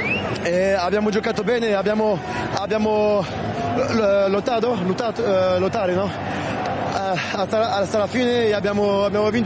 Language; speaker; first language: Italian; non-native, learner; Spanish